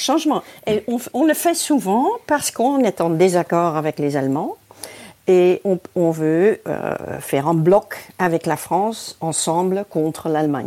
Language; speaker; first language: French; non-native, fluent; Dutch